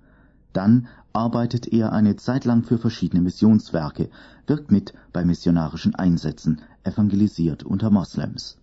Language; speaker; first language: German; native; German